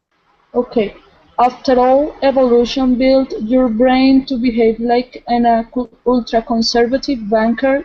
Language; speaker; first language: English; non-native, learner; Spanish